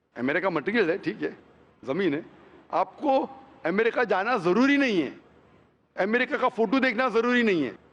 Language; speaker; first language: Hindi; non-native, local second language; Konkani